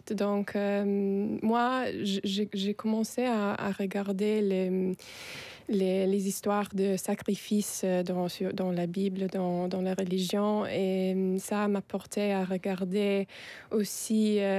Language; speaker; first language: French; non-native, fluent; Italian